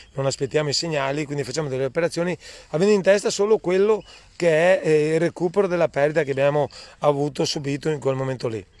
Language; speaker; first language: Italian; native; Italian